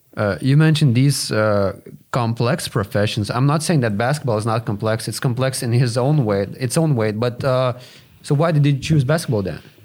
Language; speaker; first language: English; non-native, fluent; Lithuanian